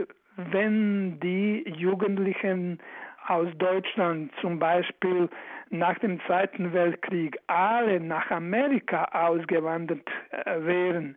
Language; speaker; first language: German; non-native, fluent; Croatian